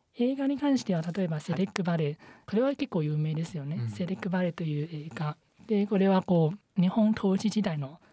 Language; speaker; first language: Japanese; non-native, fluent; Chinese